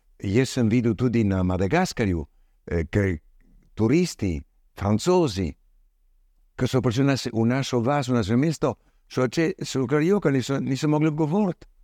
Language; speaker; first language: Slovenian; early bilingual, heritage; Slovenian